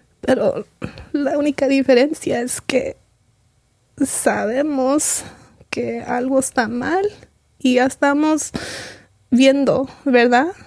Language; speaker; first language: Spanish; early bilingual, heritage; Spanish